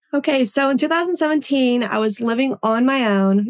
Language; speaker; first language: English; early bilingual, other home language; Polish